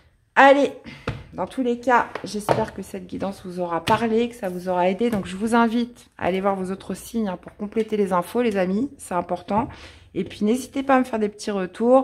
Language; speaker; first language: French; native; French